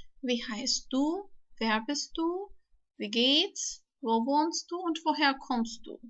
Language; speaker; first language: German; non-native, fluent; Turkish